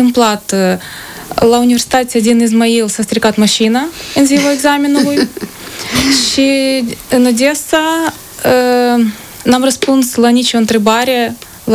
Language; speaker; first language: Romanian; non-native, fluent; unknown